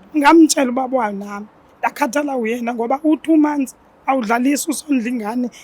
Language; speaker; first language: Zulu; non-native, local second language; Xhosa